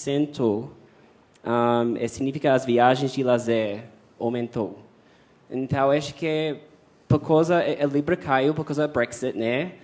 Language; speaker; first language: Portuguese; non-native, fluent; English